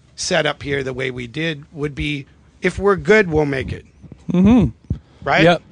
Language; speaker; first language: English; native; English